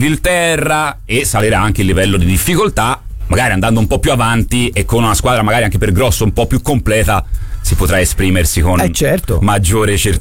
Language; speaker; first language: Italian; native; Italian